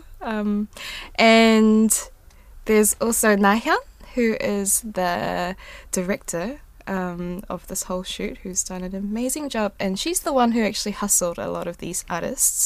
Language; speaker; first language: English; non-native, local second language; Korean